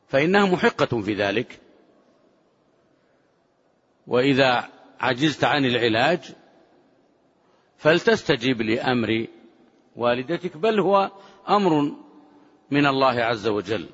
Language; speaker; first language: Arabic; native; Arabic